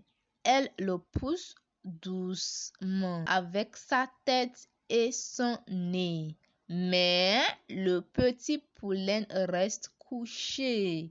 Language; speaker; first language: French; non-native, learner; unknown